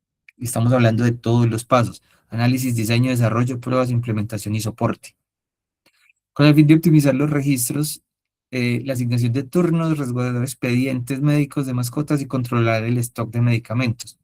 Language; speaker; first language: Spanish; native; Spanish